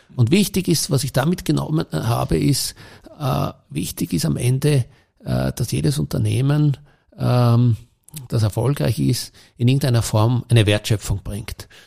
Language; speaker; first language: German; native; German